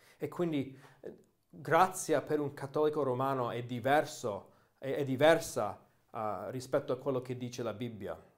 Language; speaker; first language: Italian; non-native, fluent; English